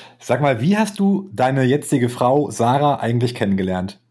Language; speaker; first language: German; native; German